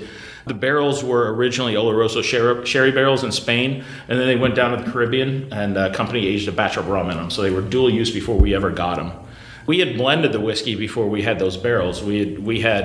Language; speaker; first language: English; native; English